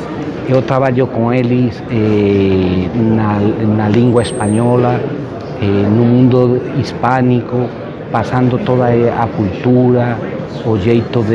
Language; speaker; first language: Spanish; non-native, fluent; Portuguese